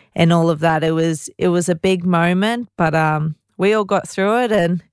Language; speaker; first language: English; native; English